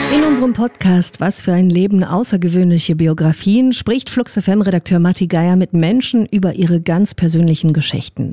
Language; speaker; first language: German; native; German